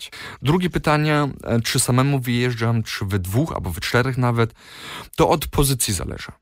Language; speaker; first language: Polish; early bilingual, heritage; Polish